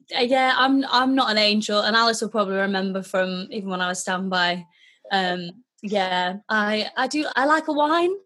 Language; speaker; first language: English; native; English